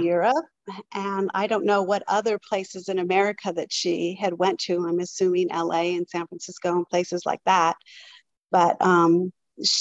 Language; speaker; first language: English; native; English